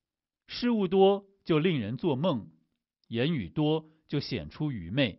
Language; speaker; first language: Chinese; native; Chinese